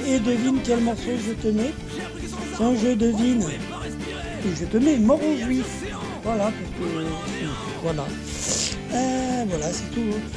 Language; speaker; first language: French; native; French